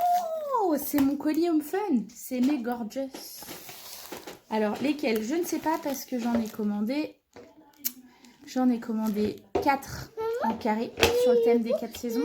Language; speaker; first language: French; native; French